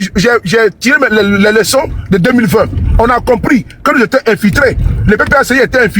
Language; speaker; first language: French; native; French